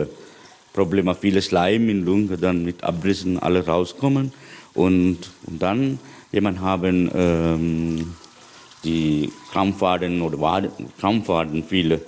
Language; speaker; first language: German; non-native, learner; Sinhala